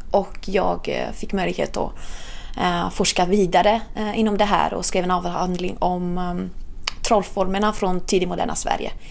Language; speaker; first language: Swedish; non-native, fluent; Italian